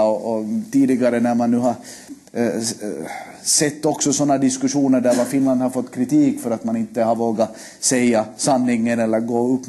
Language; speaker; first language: Swedish; native; Swedish